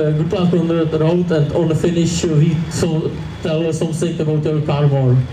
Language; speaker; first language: English; non-native, learner; Czech